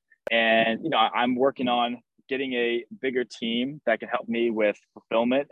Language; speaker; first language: English; native; English